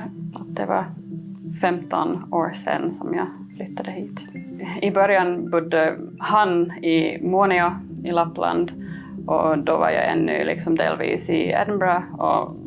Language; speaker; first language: Swedish; non-native, fluent; English